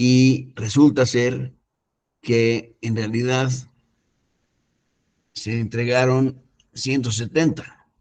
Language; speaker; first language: Spanish; native; Spanish